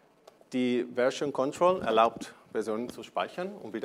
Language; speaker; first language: German; non-native, fluent; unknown